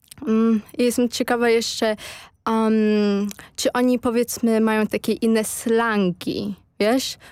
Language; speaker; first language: Polish; early bilingual, heritage; Polish